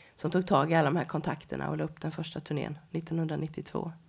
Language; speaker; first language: Swedish; native; Swedish